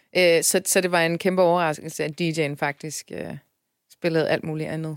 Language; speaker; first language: Danish; early bilingual, other home language; Turkish